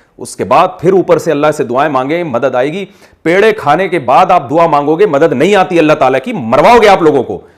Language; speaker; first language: Urdu; native; Urdu